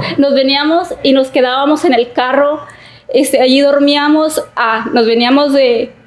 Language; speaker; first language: Spanish; native; Spanish